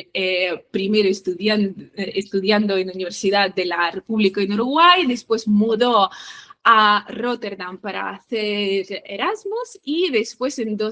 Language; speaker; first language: Spanish; non-native, fluent; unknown